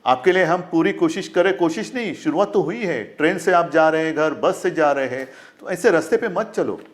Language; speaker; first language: Hindi; non-native, local second language; Marathi